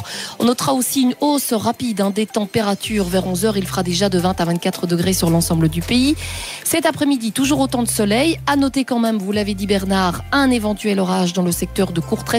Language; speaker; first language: French; native; French